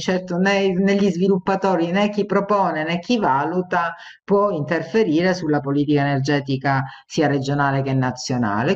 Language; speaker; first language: Italian; native; Italian